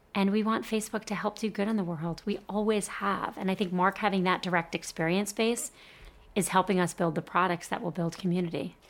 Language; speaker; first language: English; native; English